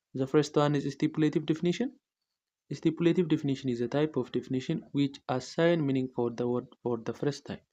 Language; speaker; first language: English; non-native, local second language; Amharic